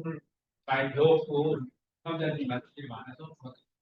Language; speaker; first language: Korean; native; Korean